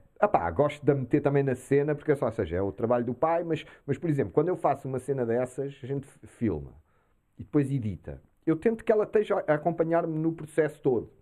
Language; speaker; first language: Portuguese; early bilingual, heritage; Portuguese